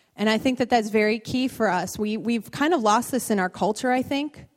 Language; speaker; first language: English; native; English